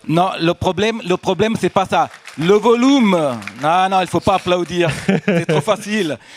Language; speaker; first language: French; non-native, fluent; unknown